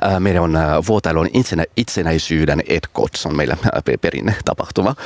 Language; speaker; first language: Finnish; non-native, fluent; French